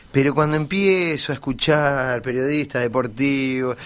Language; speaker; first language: Spanish; native; Spanish